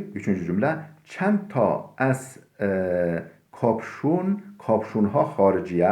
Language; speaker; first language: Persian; non-native, fluent; Turkish